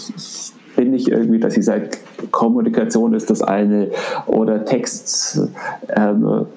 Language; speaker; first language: German; native; German